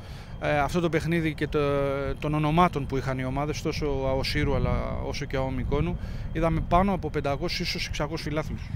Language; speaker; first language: Greek; native; Greek